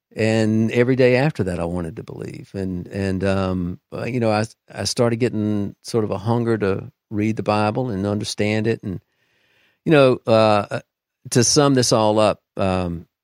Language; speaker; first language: English; native; English